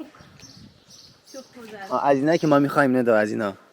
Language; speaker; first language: Persian; native; Persian